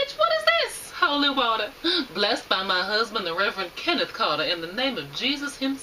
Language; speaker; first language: English; native; English